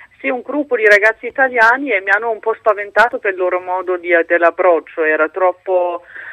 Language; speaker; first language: Italian; non-native, fluent; German